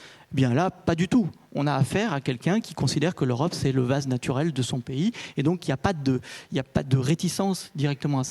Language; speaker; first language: French; native; French